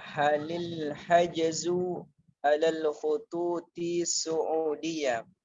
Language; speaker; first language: Arabic; non-native, learner; Indonesian